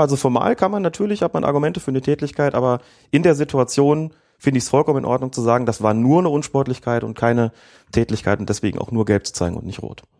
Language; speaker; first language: German; native; German